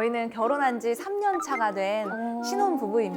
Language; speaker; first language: Korean; native; Korean